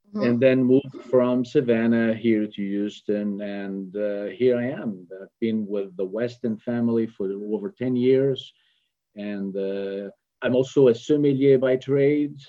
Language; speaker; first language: English; non-native, fluent; Portuguese